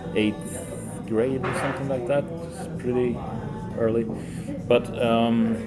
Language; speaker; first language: English; early bilingual, other home language; Swedish